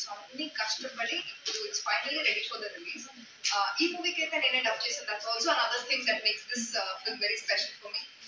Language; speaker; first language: Telugu; non-native, fluent; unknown